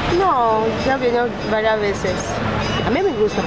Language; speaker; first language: Spanish; non-native, learner; Italian